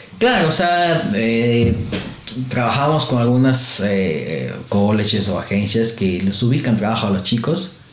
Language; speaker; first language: Spanish; native; Spanish